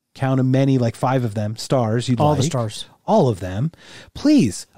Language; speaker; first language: English; native; English